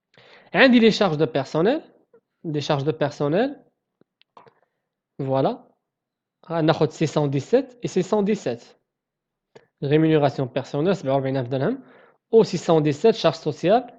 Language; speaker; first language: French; non-native, local second language; Arabic